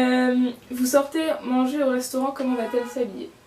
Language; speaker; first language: French; native; French